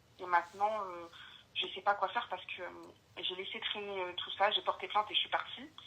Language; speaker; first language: French; early bilingual, other home language; Arabic